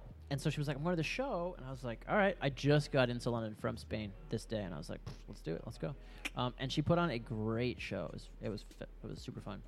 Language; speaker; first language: English; native; English